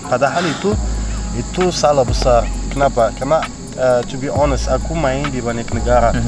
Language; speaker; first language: Indonesian; non-native, fluent; Arabic